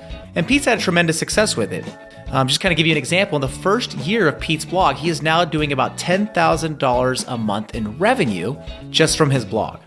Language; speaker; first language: English; native; English